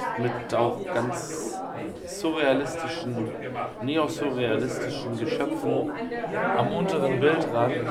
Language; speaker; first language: German; native; German